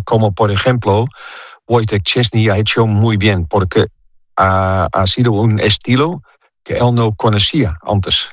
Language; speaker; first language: Spanish; non-native, fluent; Dutch